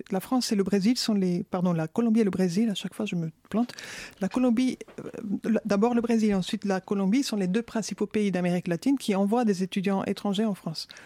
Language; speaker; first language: French; non-native, fluent; Spanish